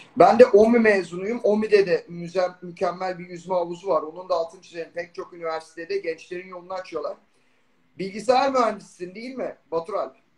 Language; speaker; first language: Turkish; native; Turkish